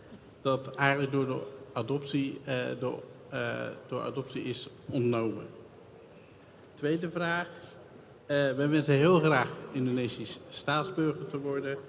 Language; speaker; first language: Dutch; early bilingual, other home language; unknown